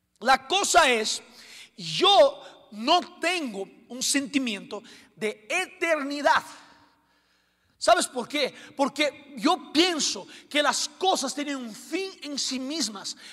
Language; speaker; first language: Spanish; non-native, fluent; Portuguese